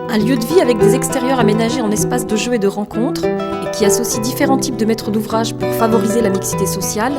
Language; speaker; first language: French; native; French